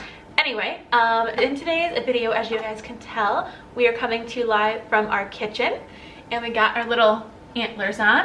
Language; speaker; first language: English; native; English